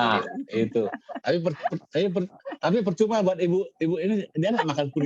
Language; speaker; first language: Malay; native; Malay